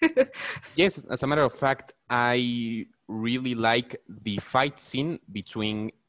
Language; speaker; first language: English; non-native, fluent; Spanish